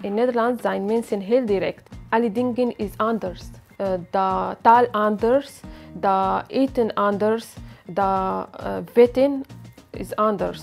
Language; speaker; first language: Dutch; non-native, learner; Arabic